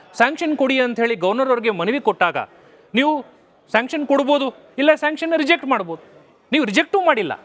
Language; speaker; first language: Kannada; native; Kannada